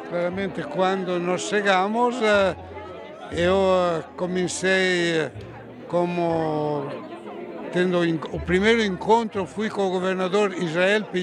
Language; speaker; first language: Portuguese; non-native, fluent; Italian